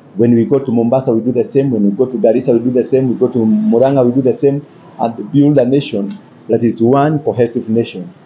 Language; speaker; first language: English; non-native, local second language; Kikuyu